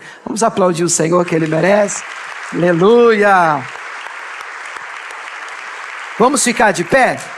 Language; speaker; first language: Portuguese; native; Portuguese